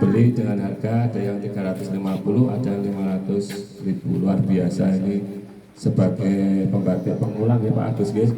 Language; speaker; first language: Indonesian; native; Indonesian